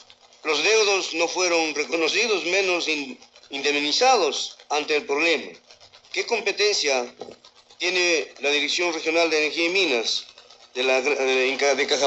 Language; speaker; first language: Spanish; native; Spanish